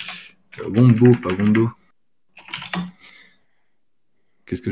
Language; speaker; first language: French; native; French